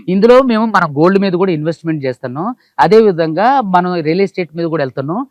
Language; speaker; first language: Telugu; native; Telugu